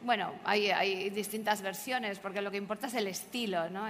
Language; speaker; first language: Spanish; native; Spanish